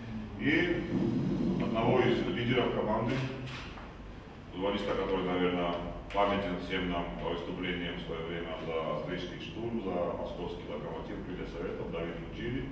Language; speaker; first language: Russian; non-native, local second language; Ukrainian